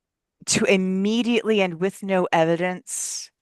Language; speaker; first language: English; native; English